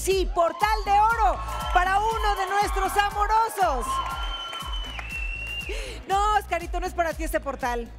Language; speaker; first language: Spanish; native; Spanish